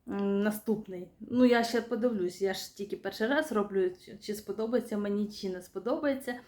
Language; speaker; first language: Ukrainian; non-native, local second language; Russian